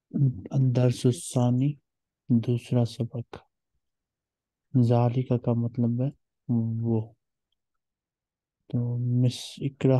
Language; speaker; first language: Urdu; native; Urdu